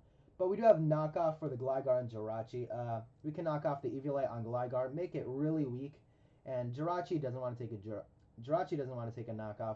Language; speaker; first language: English; native; English